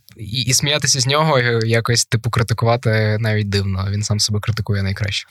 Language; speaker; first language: Ukrainian; native; Ukrainian